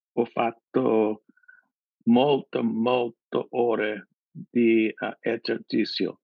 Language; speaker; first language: Italian; non-native, learner; English